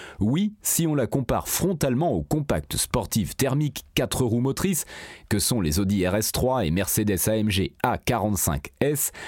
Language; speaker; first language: French; native; French